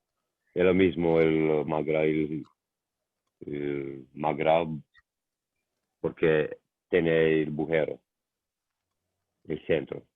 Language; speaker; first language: Spanish; non-native, learner; Italian